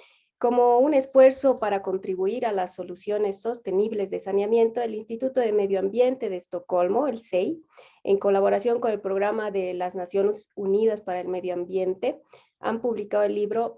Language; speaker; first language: Spanish; native; Spanish